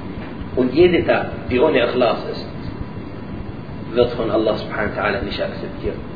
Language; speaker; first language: German; non-native, learner; Arabic